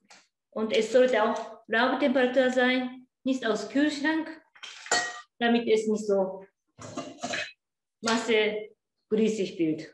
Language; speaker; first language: German; non-native, learner; Japanese